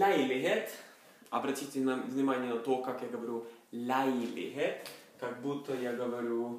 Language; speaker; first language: Russian; non-native, fluent; Norwegian